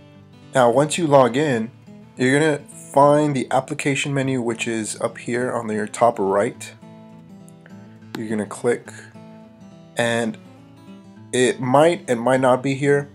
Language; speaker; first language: English; native; English